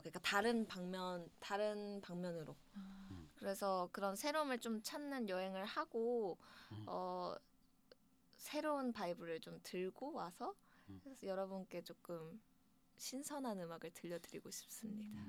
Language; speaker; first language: Korean; native; Korean